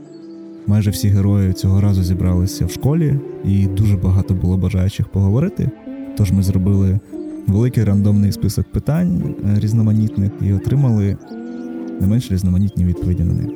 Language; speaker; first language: Ukrainian; native; Ukrainian